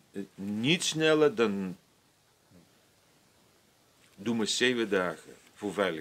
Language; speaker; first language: Dutch; non-native, fluent; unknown